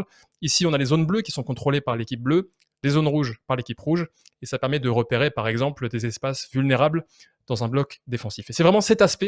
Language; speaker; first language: French; native; French